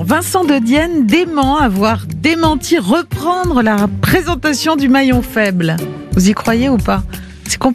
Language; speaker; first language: French; native; French